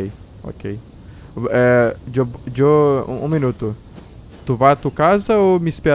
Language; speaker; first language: Spanish; non-native, learner; Portuguese